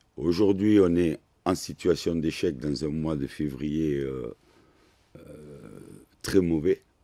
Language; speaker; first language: French; native; French